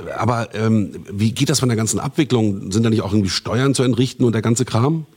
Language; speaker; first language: German; native; German